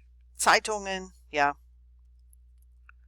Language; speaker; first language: German; non-native, fluent; English